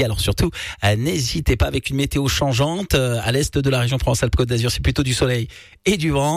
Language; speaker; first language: French; native; French